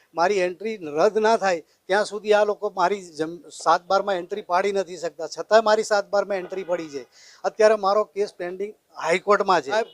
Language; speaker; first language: Gujarati; native; Gujarati